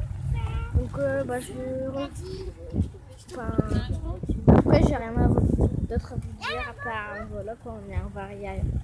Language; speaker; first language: French; native; French